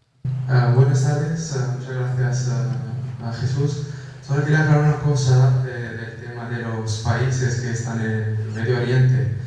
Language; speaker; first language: Spanish; non-native, fluent; Kurdish